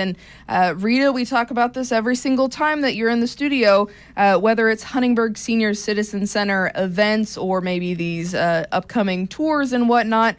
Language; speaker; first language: English; native; English